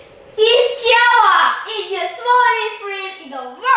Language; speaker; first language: English; non-native, learner; Korean